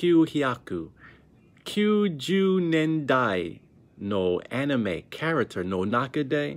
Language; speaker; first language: Japanese; non-native, learner; English